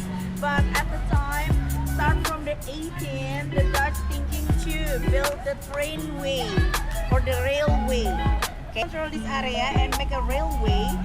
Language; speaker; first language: English; non-native, learner; Indonesian